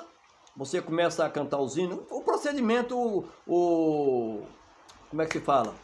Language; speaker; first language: Portuguese; native; Portuguese